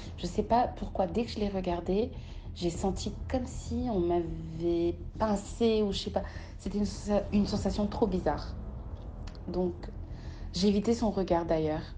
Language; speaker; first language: French; early bilingual, other home language; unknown